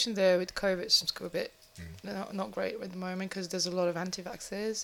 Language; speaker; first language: English; non-native, fluent; Bulgarian